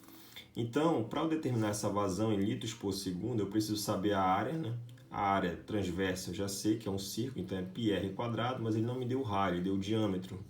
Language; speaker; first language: Portuguese; native; Portuguese